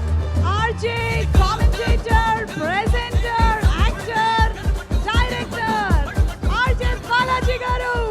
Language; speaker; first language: Telugu; native; Telugu